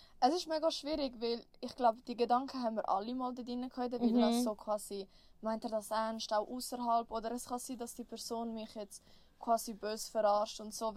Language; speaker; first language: German; native; German